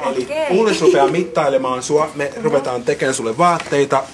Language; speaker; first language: Finnish; native; Finnish